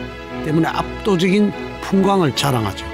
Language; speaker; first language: Korean; native; Korean